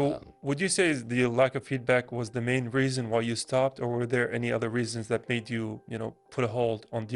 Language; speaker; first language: English; non-native, fluent; Arabic